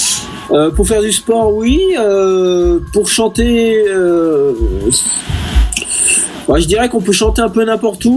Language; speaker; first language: French; native; French